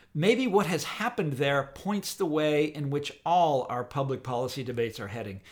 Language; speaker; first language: English; native; English